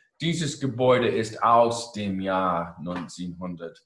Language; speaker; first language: German; non-native, learner; English